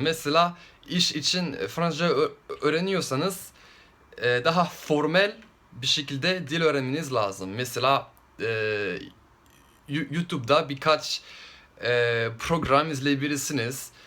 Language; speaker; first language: Turkish; non-native, fluent; French